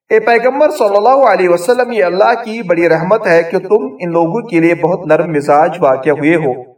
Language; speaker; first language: Urdu; native; Urdu